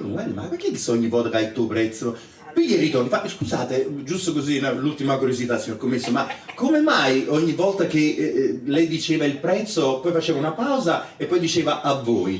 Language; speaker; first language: Italian; native; Italian